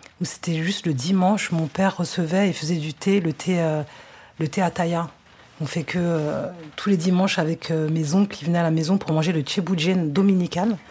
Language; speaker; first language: French; native; French